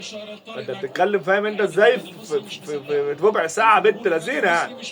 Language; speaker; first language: Arabic; native; Arabic